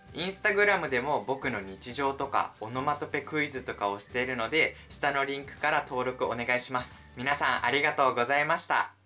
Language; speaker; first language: Japanese; native; Japanese